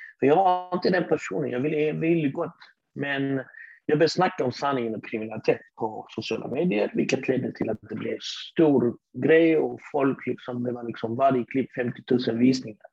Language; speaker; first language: Swedish; early bilingual, other home language; Arabic